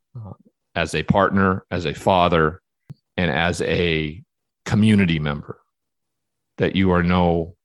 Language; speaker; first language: English; native; English